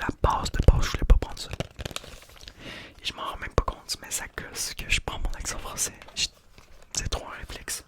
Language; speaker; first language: French; native; French